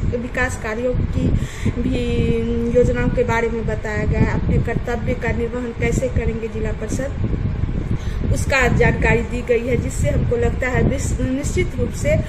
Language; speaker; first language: Hindi; native; Hindi